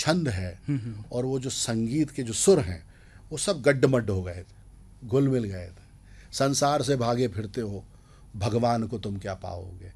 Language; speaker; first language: Hindi; native; Hindi